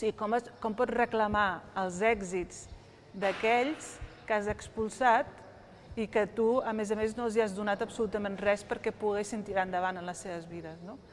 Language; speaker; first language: Catalan; early bilingual, other home language; Riffian